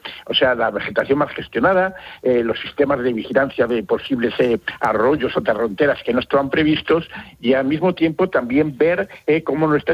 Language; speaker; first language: Spanish; native; Spanish